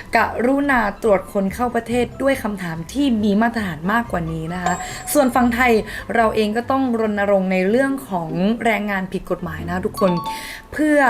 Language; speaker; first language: Thai; native; Thai